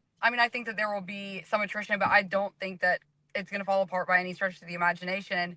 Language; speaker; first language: English; native; English